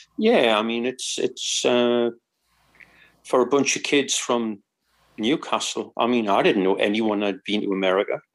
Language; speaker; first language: English; native; English